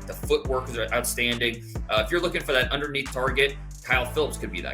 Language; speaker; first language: English; native; English